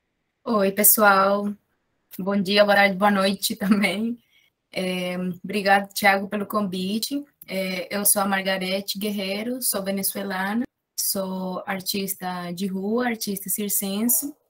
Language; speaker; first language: Portuguese; non-native, fluent; Spanish